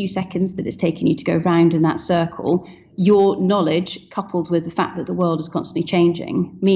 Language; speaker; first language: English; native; English